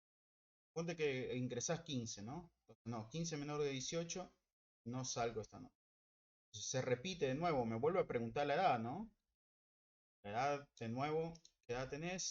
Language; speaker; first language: Spanish; native; Spanish